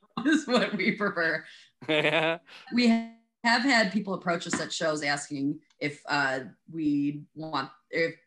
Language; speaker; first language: English; native; English